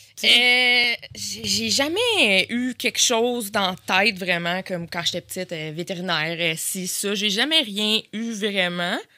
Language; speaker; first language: French; native; French